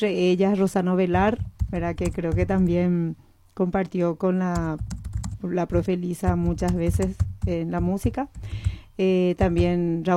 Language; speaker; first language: Spanish; native; Spanish